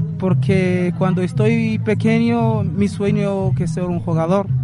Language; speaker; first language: Spanish; non-native, learner; Arabic